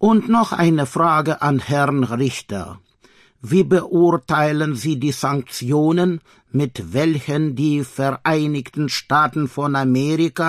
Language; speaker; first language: German; non-native, learner; Russian